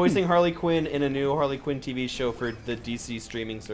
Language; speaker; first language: English; native; English